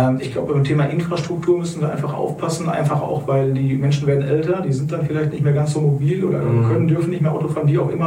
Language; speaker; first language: German; native; German